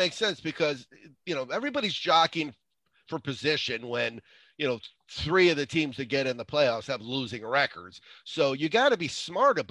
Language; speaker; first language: English; native; English